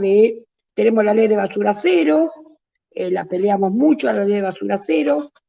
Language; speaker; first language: Spanish; native; Spanish